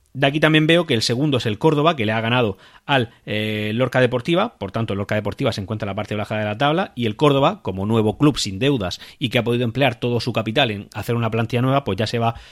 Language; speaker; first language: Spanish; native; Spanish